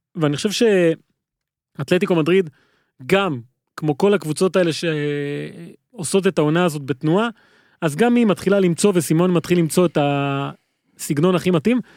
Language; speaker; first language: Hebrew; native; Hebrew